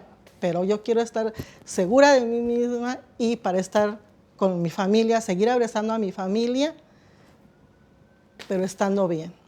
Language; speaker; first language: Spanish; native; Spanish